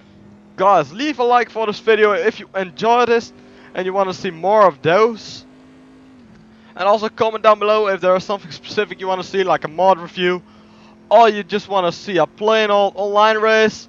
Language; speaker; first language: English; non-native, fluent; Dutch